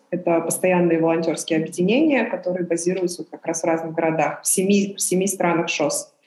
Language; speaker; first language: Russian; native; Russian